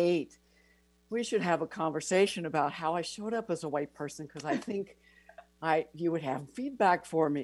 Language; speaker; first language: English; native; English